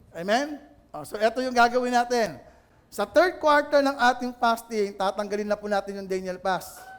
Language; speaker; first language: Filipino; native; Filipino